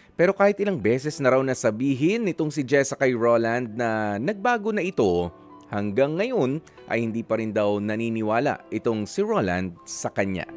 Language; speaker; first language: Filipino; native; Filipino